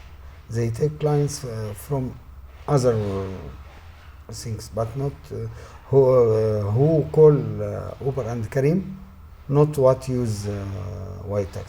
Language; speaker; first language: English; non-native, learner; Arabic